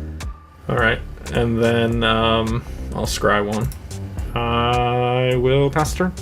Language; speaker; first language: English; native; English